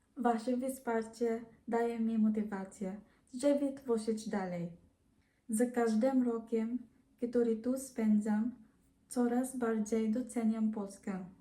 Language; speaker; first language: Polish; non-native, learner; Filipino